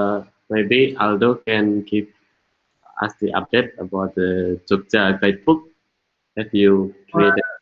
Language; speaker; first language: English; non-native, learner; Indonesian